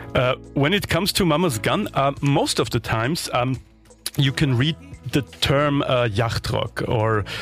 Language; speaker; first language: English; non-native, fluent; German